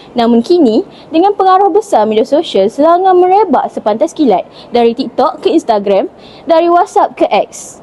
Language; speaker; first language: Malay; native; Malay